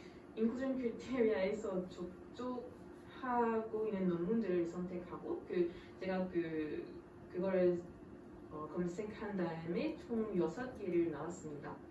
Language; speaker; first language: Korean; non-native, fluent; French